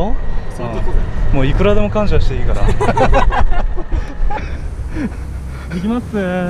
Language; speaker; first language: Japanese; native; Japanese